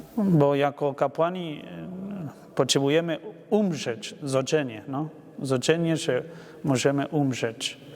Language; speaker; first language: Polish; non-native, learner; Spanish